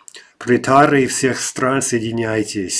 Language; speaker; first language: Russian; non-native, fluent; English